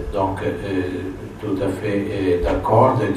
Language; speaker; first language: French; non-native, fluent; Italian